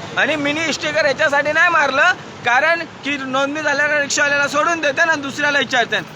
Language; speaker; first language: Marathi; non-native, local second language; Hindi